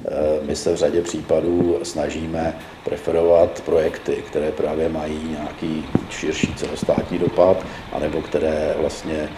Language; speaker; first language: Czech; native; Czech